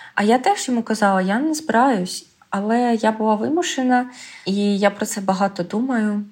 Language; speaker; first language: Ukrainian; native; Ukrainian